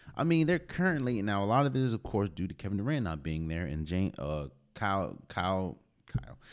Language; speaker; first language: English; native; English